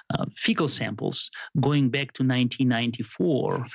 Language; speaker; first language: English; non-native, fluent; Georgian